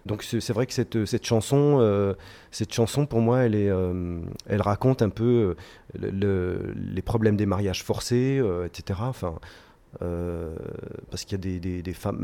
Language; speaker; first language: French; native; French